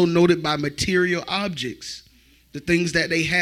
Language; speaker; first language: English; native; English